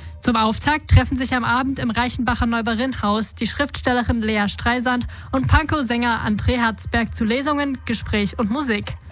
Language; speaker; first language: German; native; German